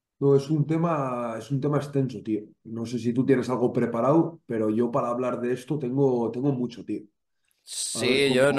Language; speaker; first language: Spanish; native; Spanish